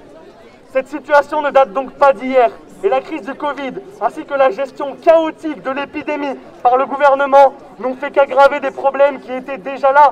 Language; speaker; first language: French; native; French